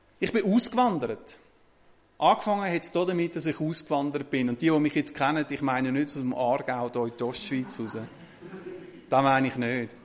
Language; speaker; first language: German; native; German